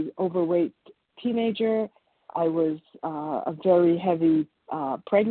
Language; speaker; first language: English; early bilingual, other home language; Italian